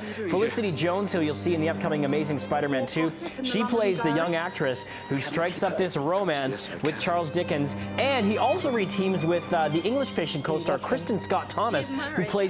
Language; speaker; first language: English; native; English